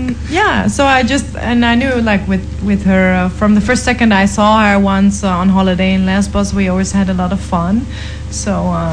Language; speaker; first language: English; non-native, fluent; Dutch